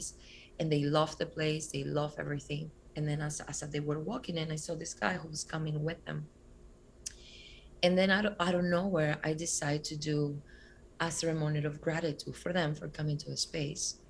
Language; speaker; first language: English; non-native, fluent; Spanish